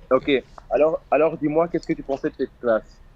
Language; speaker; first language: French; non-native, fluent; Portuguese